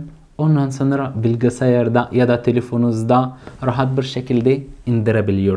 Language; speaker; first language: Turkish; non-native, fluent; Arabic